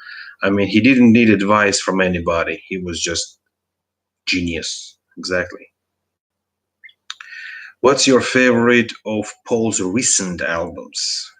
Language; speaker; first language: English; non-native, fluent; Russian